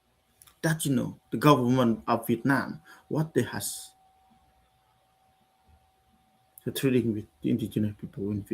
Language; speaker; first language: English; non-native, learner; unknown